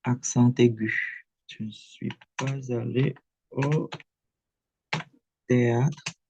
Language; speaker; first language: French; non-native, fluent; Indonesian